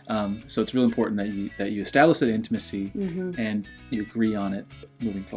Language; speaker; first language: English; native; English